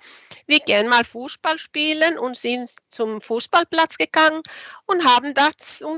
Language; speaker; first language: German; non-native, fluent; Swedish